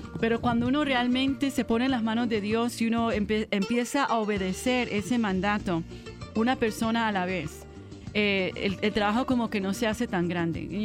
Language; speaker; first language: Spanish; early bilingual, heritage; Spanish